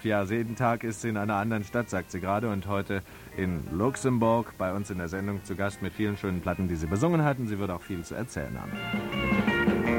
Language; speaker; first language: German; native; German